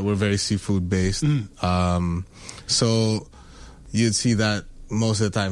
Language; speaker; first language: English; non-native, local second language; Filipino